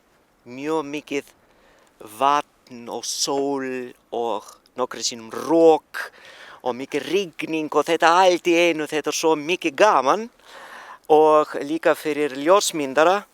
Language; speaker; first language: Icelandic; non-native, learner; Norwegian